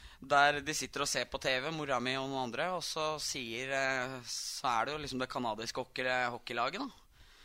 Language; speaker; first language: Norwegian; native; Norwegian